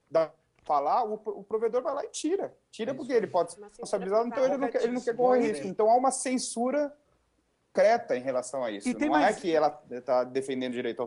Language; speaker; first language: Portuguese; native; Portuguese